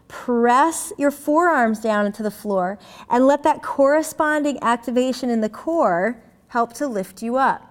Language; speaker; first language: English; native; English